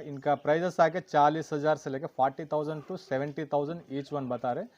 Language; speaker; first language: Hindi; non-native, local second language; Telugu